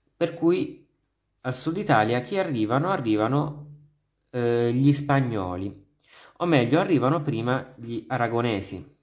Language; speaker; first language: Italian; native; Italian